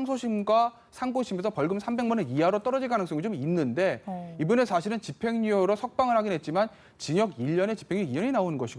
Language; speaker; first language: Korean; native; Korean